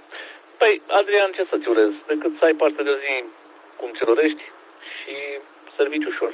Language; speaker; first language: Romanian; native; Romanian